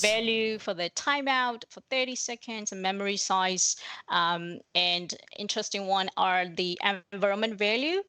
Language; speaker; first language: English; non-native, fluent; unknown